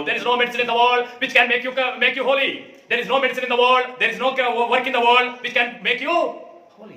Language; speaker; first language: English; non-native, local second language; Telugu